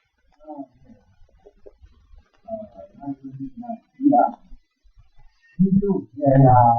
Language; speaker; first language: English; non-native, learner; Vietnamese